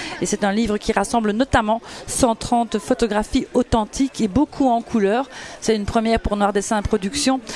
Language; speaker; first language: French; native; French